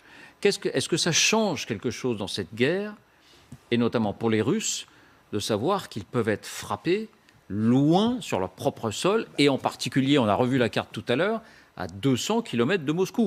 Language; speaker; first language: French; native; French